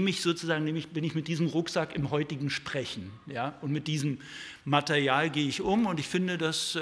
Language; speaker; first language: German; native; German